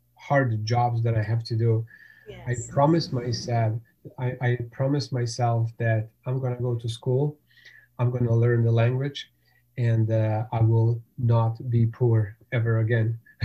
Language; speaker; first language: English; non-native, fluent; Bosnian